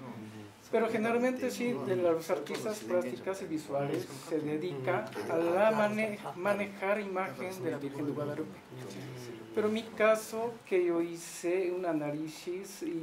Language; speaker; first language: Spanish; non-native, learner; Japanese